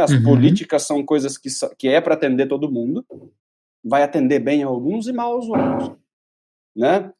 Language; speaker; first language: Portuguese; native; Portuguese